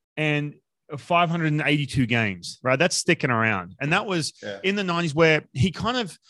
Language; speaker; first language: English; native; English